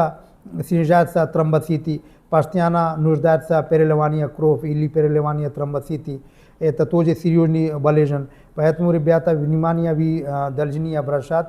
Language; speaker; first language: Russian; non-native, learner; Hindi